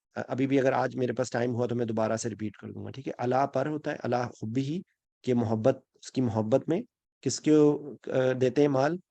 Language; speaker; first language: Urdu; native; Urdu